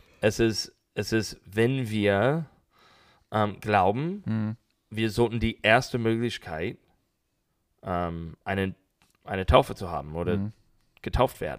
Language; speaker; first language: German; non-native, learner; English